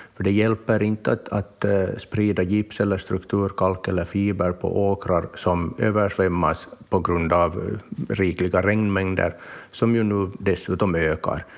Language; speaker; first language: Swedish; native; Swedish